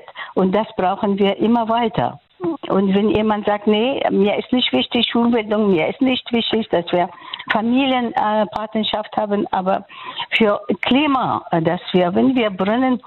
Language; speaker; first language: German; non-native, fluent; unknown